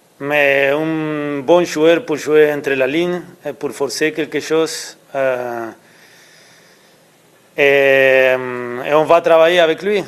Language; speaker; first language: French; non-native, learner; Spanish